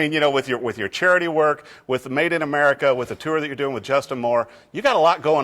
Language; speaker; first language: English; native; English